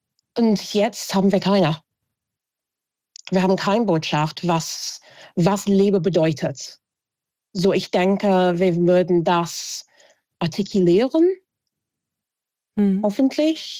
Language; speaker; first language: German; non-native, fluent; English